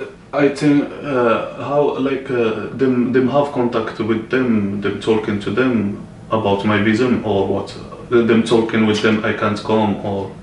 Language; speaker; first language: English; non-native, learner; Arabic